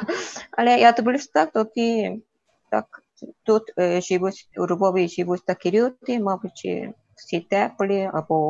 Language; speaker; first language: Ukrainian; non-native, learner; Korean